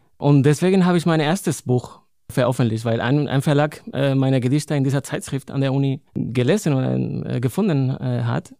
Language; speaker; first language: German; non-native, fluent; Spanish